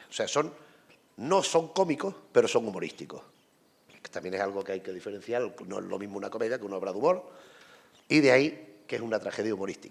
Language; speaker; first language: Spanish; native; Spanish